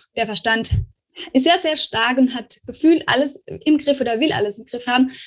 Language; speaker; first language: German; native; German